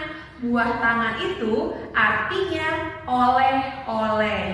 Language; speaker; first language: Indonesian; native; Indonesian